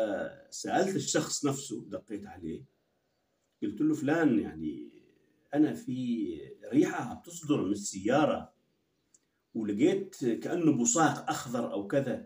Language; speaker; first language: Arabic; native; Arabic